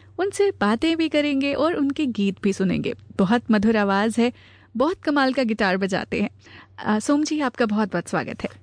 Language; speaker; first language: Hindi; native; Hindi